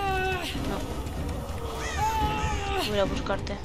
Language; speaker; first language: Spanish; native; Spanish